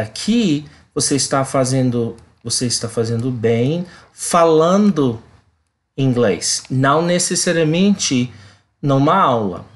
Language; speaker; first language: Portuguese; non-native, learner; English